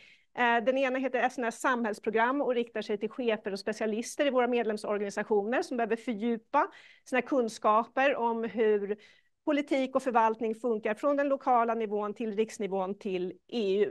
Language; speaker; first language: Swedish; native; Swedish